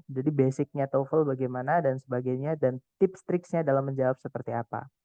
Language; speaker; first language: Indonesian; non-native, local second language; Javanese